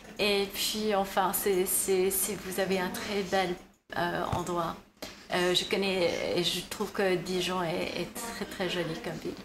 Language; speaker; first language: French; non-native, fluent; English